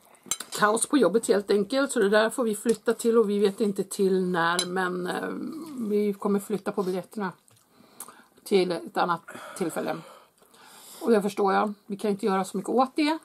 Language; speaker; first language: Swedish; native; Swedish